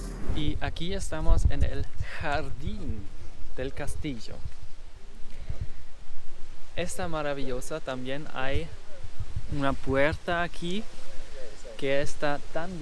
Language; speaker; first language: Spanish; non-native, learner; German